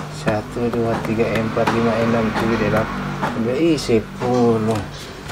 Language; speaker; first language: Indonesian; native; Indonesian